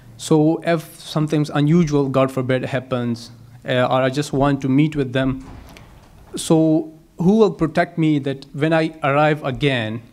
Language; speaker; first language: English; non-native, local second language; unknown